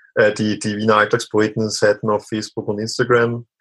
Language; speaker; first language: German; native; German